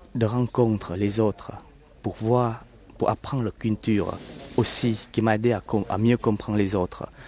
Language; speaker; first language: French; early bilingual, other home language; Vietnamese